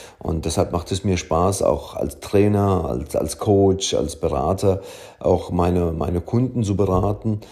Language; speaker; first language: German; early bilingual, other home language; Italian